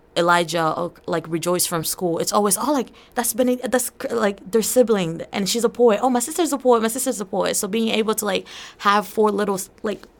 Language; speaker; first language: English; early bilingual, other home language; Portuguese